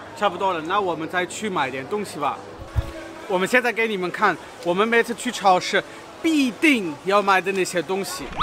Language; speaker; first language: Chinese; non-native, fluent; German